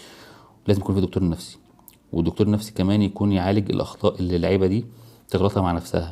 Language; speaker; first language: Arabic; native; Arabic